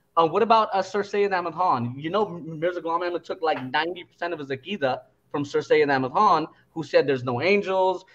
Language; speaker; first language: English; native; English